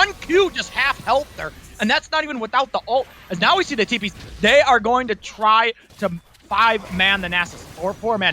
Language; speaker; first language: English; native; English